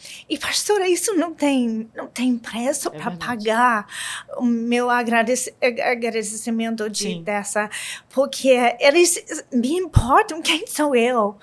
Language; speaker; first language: Portuguese; non-native, learner; English